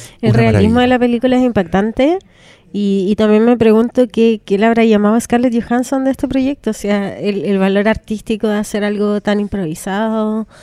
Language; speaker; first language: Spanish; native; Spanish